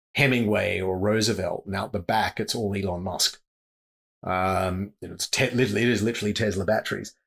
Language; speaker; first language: English; native; English